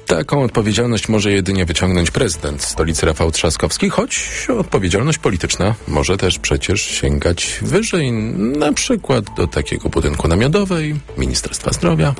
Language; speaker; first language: Polish; native; Polish